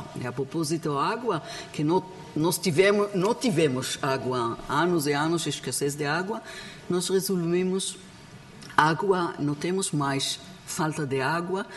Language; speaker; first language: Portuguese; non-native, learner; Hebrew